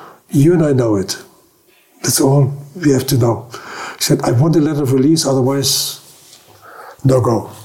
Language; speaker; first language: English; non-native, fluent; German